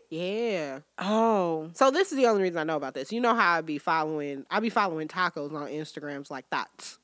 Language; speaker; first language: English; native; English